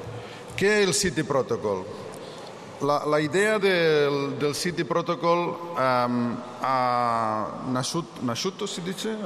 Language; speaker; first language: Italian; non-native, learner; Catalan